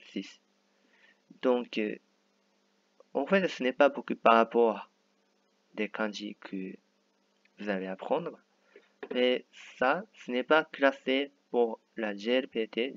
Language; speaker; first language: French; non-native, fluent; Japanese